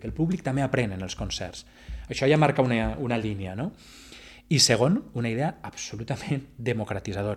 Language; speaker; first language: Catalan; native; Catalan